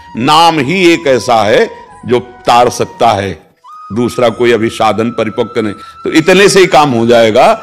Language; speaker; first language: Hindi; native; Hindi